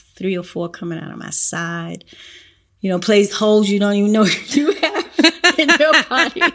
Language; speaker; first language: English; native; English